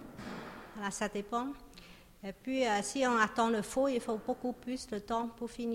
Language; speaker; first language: French; non-native, learner; Chinese